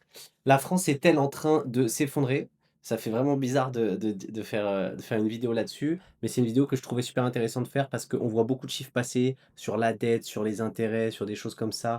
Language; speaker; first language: French; native; French